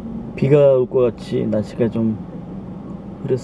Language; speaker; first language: Korean; native; Korean